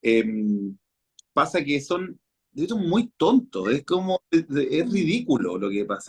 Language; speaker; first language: Spanish; native; Spanish